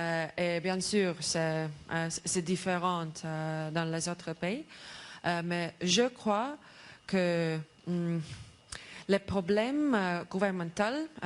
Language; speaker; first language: French; non-native, learner; Estonian